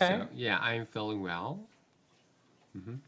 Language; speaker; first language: English; non-native, learner; Korean